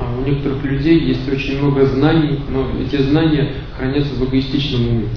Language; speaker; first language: Russian; native; Russian